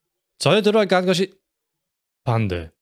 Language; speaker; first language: Korean; non-native, fluent; German